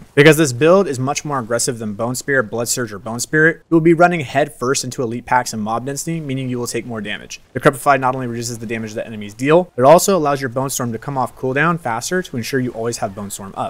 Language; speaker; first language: English; native; English